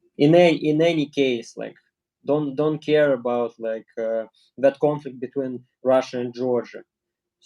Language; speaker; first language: English; non-native, learner; Russian